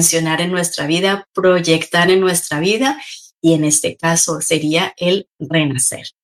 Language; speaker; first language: Spanish; native; Spanish